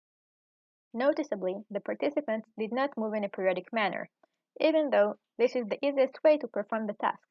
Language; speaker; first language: English; non-native, fluent; Hebrew